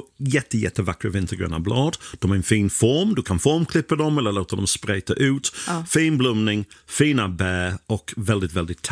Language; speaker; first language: Swedish; non-native, fluent; English